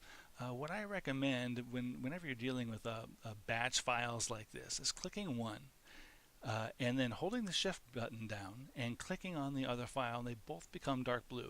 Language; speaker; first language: English; native; English